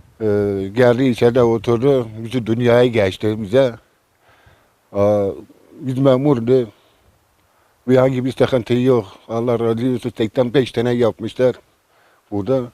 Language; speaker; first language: Turkish; non-native, local second language; Kurdish